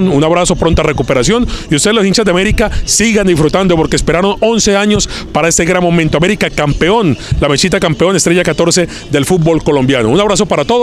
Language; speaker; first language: Spanish; native; Spanish